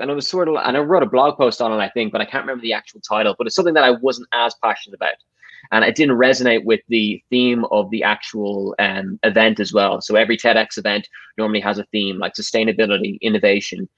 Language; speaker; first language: English; native; English